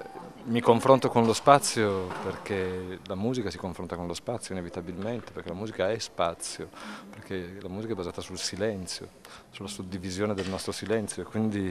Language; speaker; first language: Italian; native; Italian